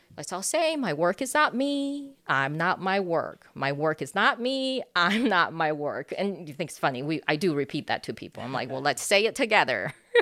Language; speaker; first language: English; early bilingual, other home language; Chinese